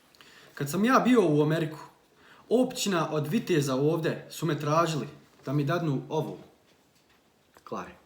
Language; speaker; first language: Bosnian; early bilingual, heritage; Bosnian